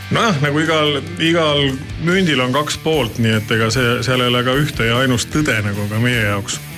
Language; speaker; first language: Estonian; native; Estonian